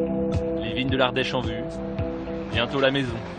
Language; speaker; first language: French; native; French